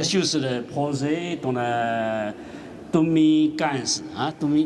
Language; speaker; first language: French; non-native, learner; Chinese